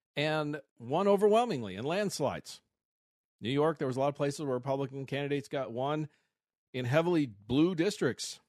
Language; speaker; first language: English; native; English